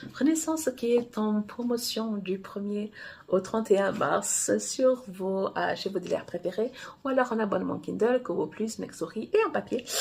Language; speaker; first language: French; non-native, fluent; Portuguese